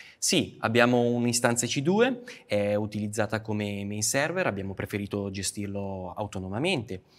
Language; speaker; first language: Italian; native; Italian